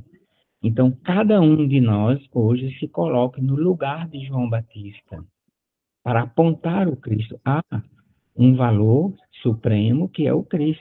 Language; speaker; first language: Portuguese; native; Portuguese